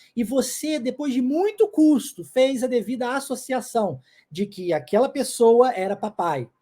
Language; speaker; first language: Portuguese; non-native, fluent; English